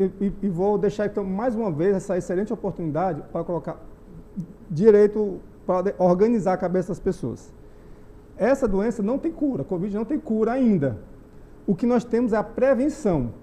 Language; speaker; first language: Portuguese; native; Portuguese